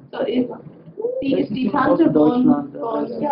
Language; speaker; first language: German; non-native, learner; English